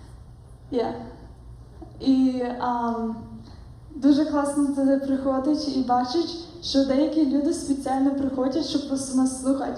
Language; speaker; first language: Ukrainian; early bilingual, heritage; Ukrainian